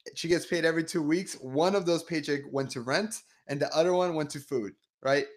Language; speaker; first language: English; early bilingual, other home language; Spanish